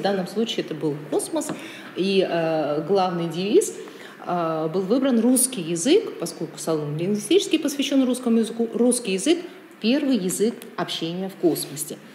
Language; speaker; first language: Russian; native; Russian